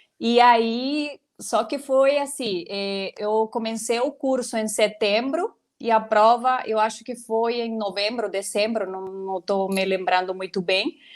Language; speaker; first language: Portuguese; non-native, fluent; Spanish